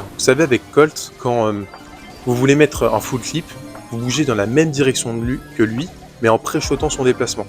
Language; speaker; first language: French; native; French